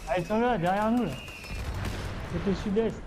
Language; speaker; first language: French; native; French